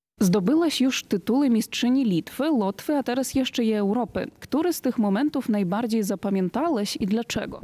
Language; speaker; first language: Polish; native; Polish